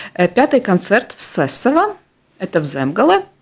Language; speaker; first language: Russian; non-native, local second language; Latvian